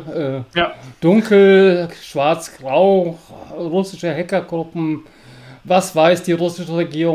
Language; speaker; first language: German; native; German